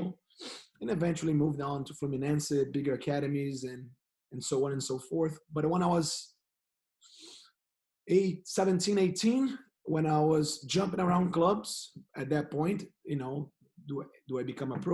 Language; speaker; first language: English; non-native, fluent; Portuguese